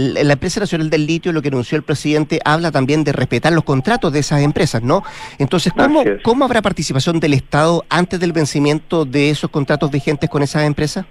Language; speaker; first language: Spanish; native; Spanish